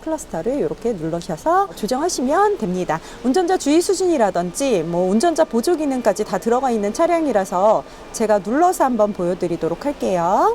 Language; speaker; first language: Korean; native; Korean